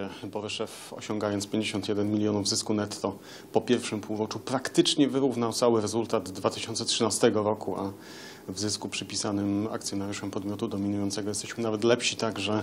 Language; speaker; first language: Polish; native; Polish